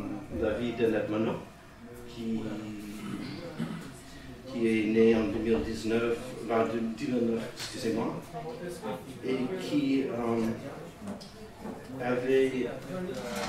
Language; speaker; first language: French; native; French